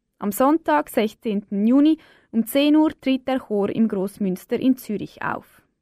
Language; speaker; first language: German; native; German